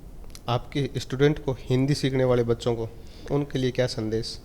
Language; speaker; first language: Hindi; native; Hindi